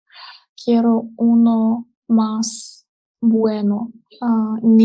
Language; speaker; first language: Spanish; non-native, learner; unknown